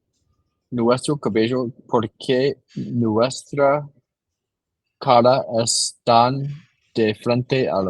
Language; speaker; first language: Spanish; non-native, learner; English